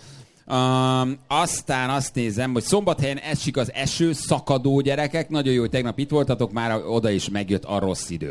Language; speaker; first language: Hungarian; native; Hungarian